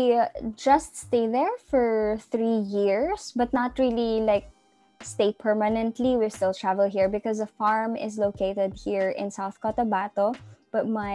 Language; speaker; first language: English; non-native, local second language; Cebuano